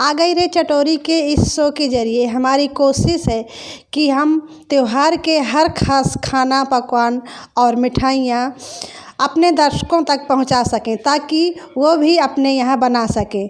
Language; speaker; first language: Hindi; native; Hindi